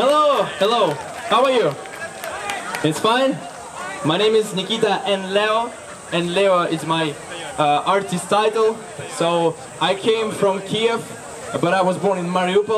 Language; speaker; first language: English; non-native, learner; Ukrainian